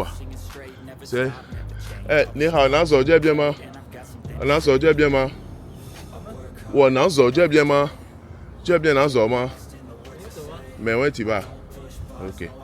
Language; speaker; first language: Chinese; non-native, fluent; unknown